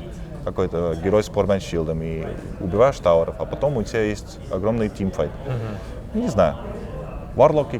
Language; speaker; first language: Russian; early bilingual, heritage; Russian